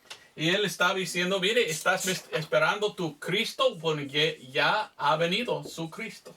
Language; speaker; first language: Spanish; non-native, fluent; English